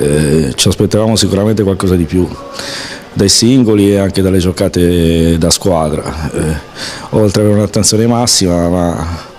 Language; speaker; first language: Italian; native; Italian